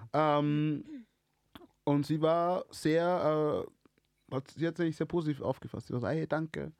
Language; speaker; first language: German; early bilingual, other home language; Swahili